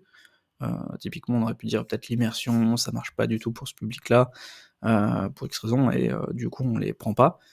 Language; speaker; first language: French; native; French